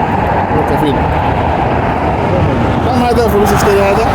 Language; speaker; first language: Arabic; non-native, learner; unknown